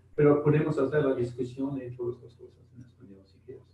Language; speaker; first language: Spanish; non-native, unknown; Dutch